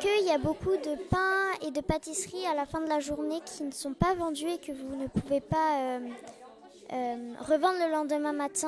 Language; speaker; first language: French; native; French